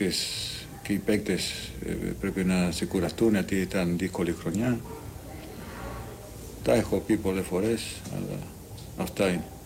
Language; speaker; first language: Greek; non-native, learner; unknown